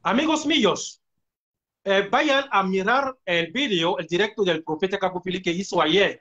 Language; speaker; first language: Spanish; non-native, fluent; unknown